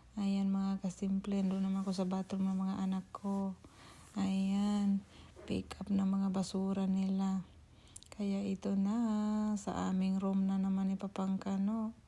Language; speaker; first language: Filipino; non-native, local second language; Cebuano